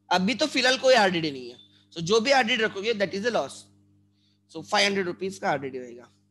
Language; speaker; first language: Hindi; non-native, local second language; Marathi